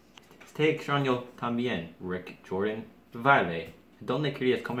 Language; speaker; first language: Spanish; non-native, learner; English